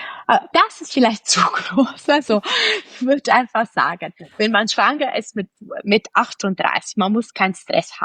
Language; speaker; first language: German; non-native, fluent; Italian